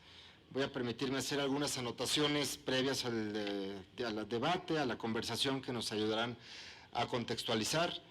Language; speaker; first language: Spanish; native; Spanish